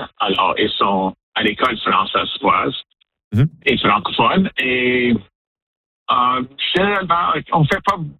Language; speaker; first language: French; non-native, local second language; English